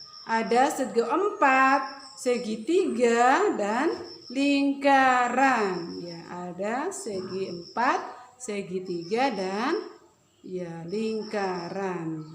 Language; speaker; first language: Indonesian; native; Indonesian